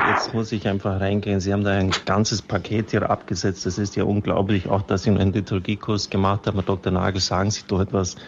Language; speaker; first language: German; native; German